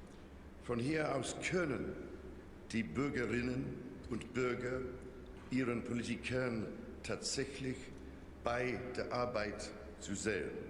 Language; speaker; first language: German; non-native, fluent; English